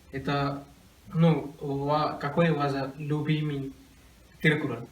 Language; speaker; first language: Russian; non-native, learner; Tamil